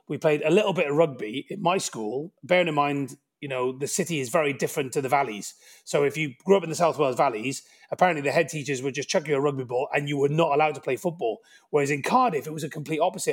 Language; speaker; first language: English; native; English